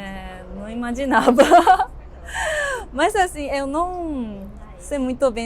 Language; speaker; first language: Portuguese; non-native, learner; Japanese